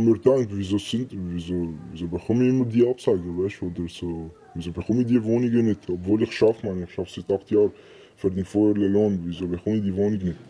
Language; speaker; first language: German; non-native, fluent; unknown